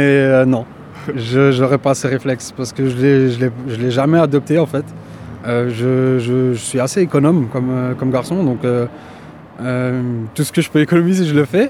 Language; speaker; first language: French; native; French